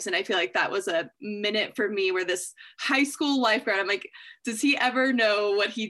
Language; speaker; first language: English; native; English